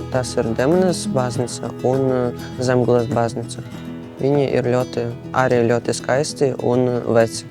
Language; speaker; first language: Latvian; non-native, local second language; Russian